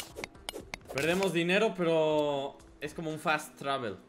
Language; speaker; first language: Spanish; native; Spanish